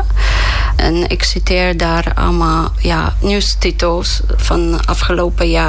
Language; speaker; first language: Dutch; non-native, fluent; Polish